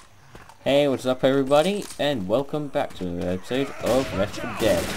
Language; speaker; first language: English; native; English